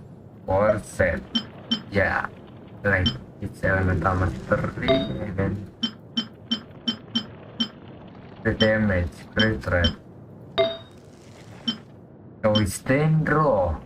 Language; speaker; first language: English; non-native, learner; Indonesian